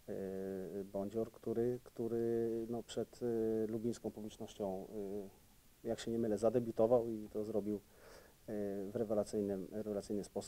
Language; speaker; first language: Polish; native; Polish